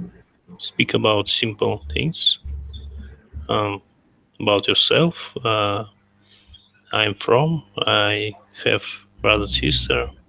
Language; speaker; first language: English; non-native, learner; Russian